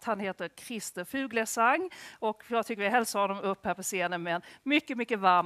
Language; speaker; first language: Swedish; native; Swedish